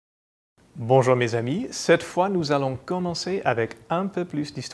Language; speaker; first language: French; non-native, fluent; English